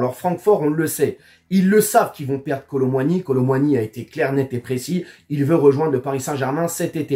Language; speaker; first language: French; native; French